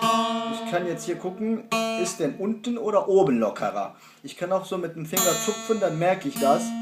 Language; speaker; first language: German; non-native, fluent; Kurdish